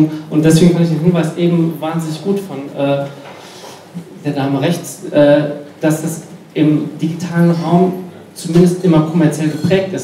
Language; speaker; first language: German; native; German